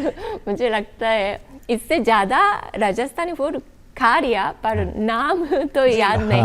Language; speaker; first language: Hindi; non-native, learner; Japanese